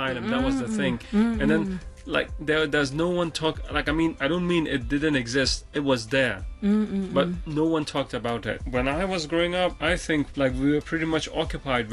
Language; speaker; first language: English; non-native, local second language; Cantonese